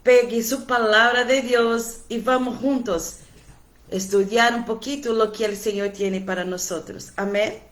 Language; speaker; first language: Portuguese; non-native, learner; Spanish